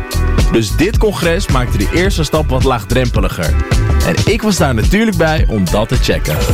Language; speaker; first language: Dutch; native; Dutch